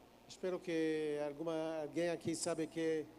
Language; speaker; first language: Portuguese; non-native, fluent; Hebrew